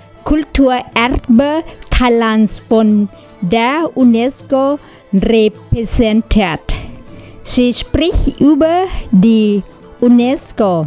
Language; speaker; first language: German; non-native, learner; Thai